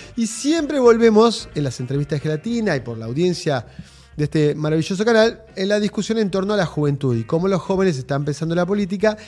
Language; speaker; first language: Spanish; native; Spanish